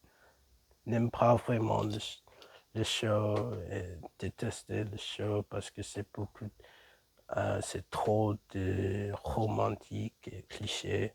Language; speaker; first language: French; non-native, learner; English